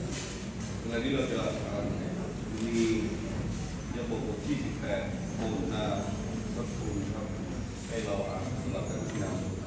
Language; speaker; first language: Thai; non-native, local second language; Lahu